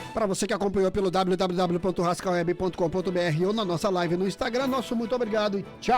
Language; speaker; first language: Portuguese; native; Portuguese